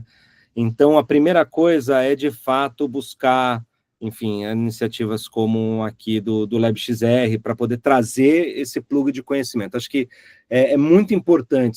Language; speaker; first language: Portuguese; native; Portuguese